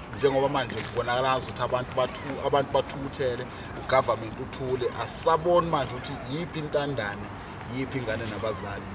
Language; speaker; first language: Zulu; native; Zulu